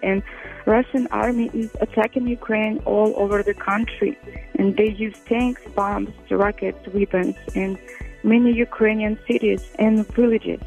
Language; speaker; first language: English; non-native, fluent; Russian